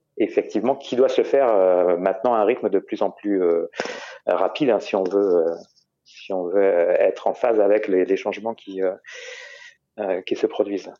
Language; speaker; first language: French; native; French